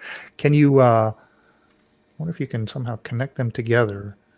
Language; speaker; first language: English; native; English